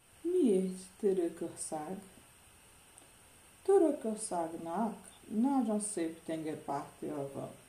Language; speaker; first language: Hungarian; non-native, learner; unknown